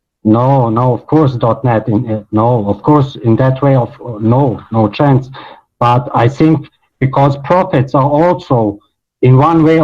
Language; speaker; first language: English; non-native, learner; Bosnian